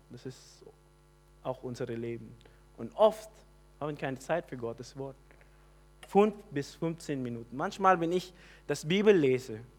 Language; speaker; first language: German; non-native, learner; Filipino